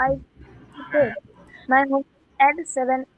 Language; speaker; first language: English; non-native, learner; Bangla